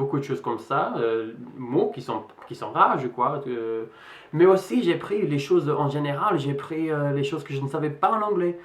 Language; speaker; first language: French; non-native, fluent; English